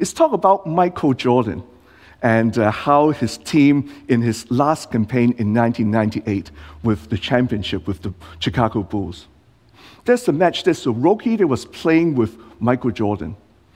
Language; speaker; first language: English; non-native, local second language; Cantonese